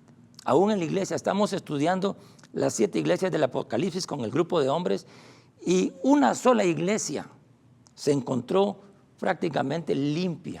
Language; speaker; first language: Spanish; native; Spanish